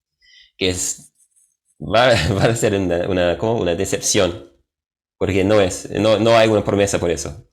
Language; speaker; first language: Spanish; non-native, fluent; English